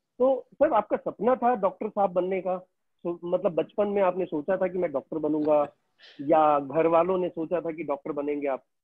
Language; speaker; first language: Hindi; native; Hindi